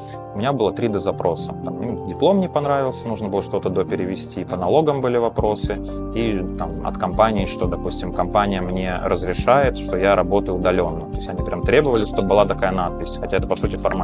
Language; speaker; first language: Russian; native; Russian